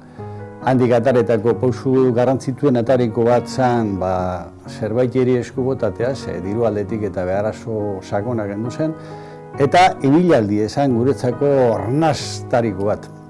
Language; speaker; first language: Basque; native; Basque